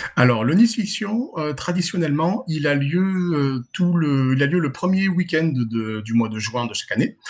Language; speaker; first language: French; native; French